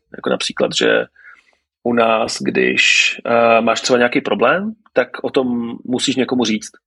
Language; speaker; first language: Czech; native; Czech